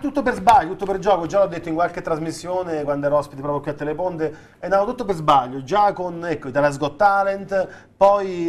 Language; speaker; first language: Italian; native; Italian